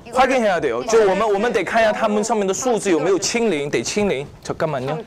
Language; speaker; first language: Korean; non-native, learner; Chinese